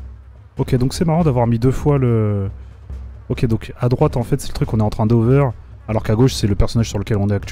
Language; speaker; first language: French; native; French